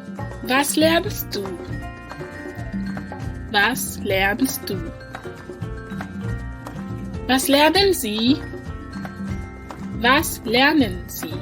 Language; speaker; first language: German; non-native, fluent; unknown